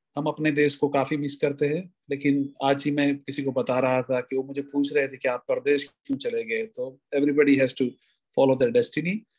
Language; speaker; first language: Hindi; non-native, local second language; Gujarati